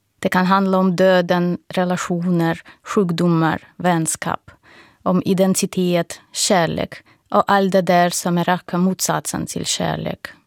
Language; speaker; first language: Swedish; non-native, fluent; Russian